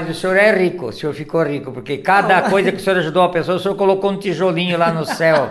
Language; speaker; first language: Portuguese; native; Portuguese